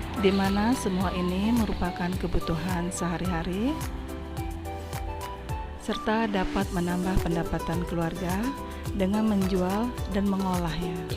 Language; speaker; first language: Indonesian; native; Indonesian